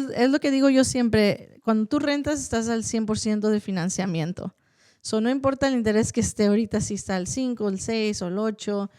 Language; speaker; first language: Spanish; early bilingual, heritage; Spanish